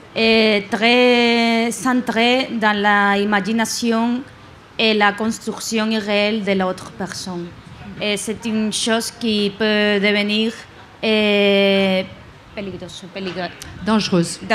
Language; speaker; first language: French; non-native, learner; Spanish